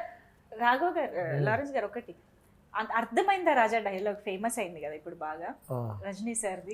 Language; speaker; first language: Telugu; native; Telugu